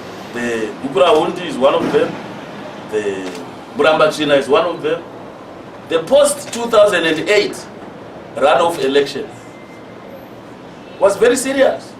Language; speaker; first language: English; non-native, local second language; Shona